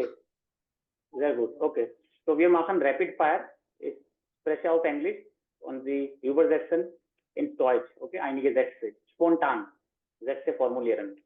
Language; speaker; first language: German; non-native, fluent; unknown